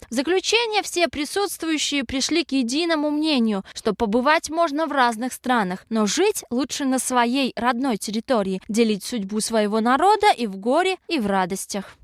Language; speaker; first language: Russian; non-native, local second language; Chechen